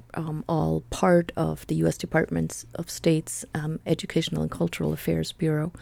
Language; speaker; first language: English; non-native, fluent; Spanish